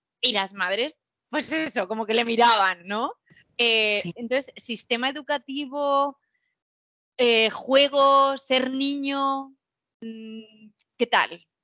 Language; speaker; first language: Spanish; native; Spanish